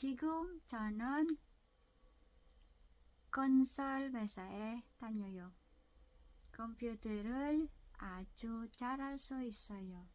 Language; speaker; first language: Korean; non-native, learner; Filipino